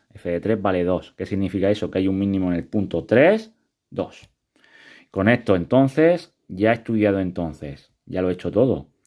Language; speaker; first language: Spanish; native; Spanish